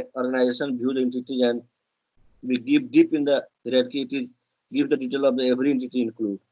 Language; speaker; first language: English; non-native, local second language; Nepali